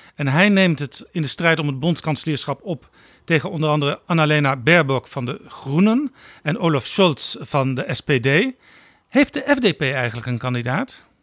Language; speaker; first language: Dutch; native; Dutch